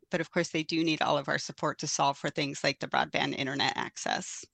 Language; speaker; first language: English; native; English